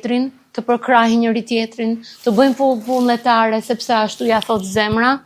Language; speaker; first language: Albanian; native; Albanian